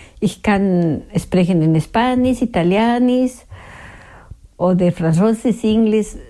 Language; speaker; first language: German; non-native, learner; Spanish